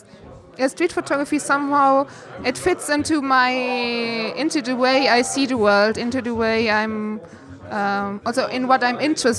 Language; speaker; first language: English; non-native, fluent; Luxembourgish